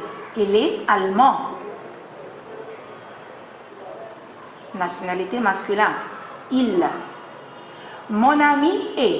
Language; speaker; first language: French; non-native, fluent; Arabic